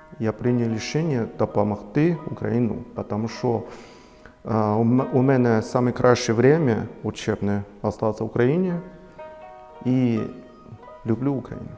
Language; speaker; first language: Ukrainian; non-native, learner; Chinese